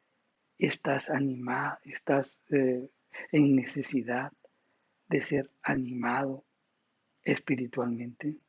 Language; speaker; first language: Spanish; native; Spanish